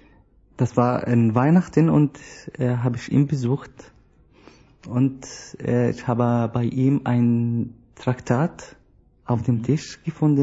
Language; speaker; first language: German; non-native, learner; Arabic